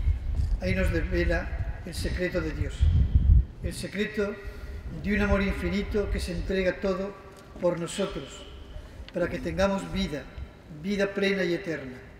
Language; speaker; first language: Spanish; native; Spanish